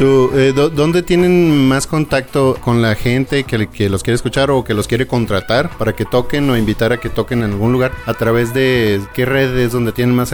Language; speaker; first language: Spanish; native; Spanish